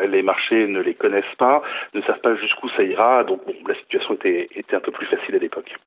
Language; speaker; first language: French; native; French